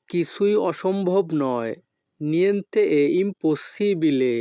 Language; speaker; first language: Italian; non-native, fluent; Bangla